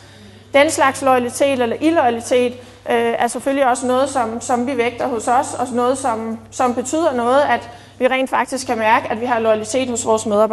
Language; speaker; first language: Danish; native; Danish